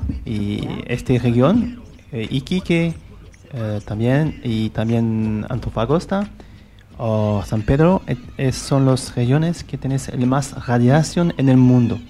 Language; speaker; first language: Spanish; non-native, learner; French